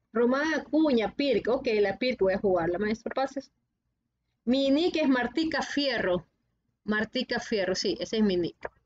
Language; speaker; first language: Spanish; native; Spanish